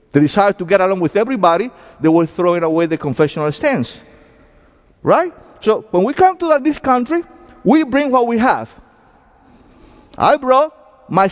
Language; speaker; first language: English; non-native, fluent; Spanish